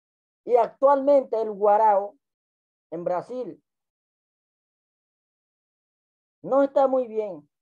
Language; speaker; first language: Spanish; non-native, local second language; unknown